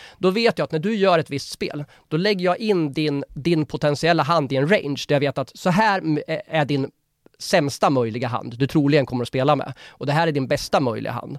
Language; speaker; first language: Swedish; native; Swedish